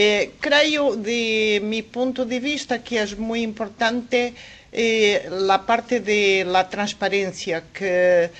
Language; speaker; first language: Spanish; non-native, fluent; Portuguese